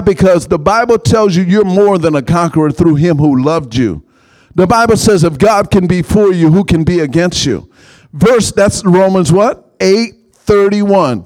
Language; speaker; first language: English; native; English